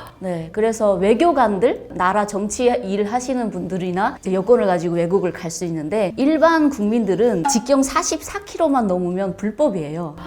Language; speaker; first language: Korean; native; Korean